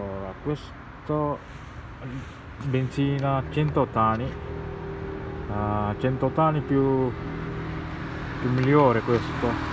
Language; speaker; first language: Italian; non-native, learner; Sinhala